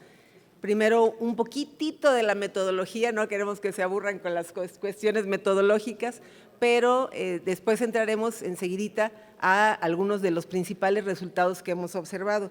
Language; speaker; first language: Spanish; native; Spanish